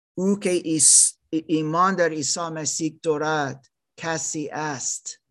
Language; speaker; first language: Persian; non-native, learner; German